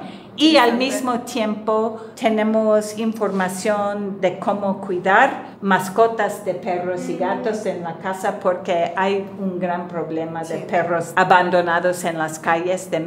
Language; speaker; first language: Spanish; non-native, fluent; English